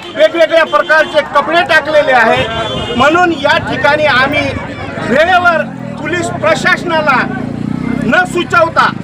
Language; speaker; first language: Marathi; non-native, local second language; Lambadi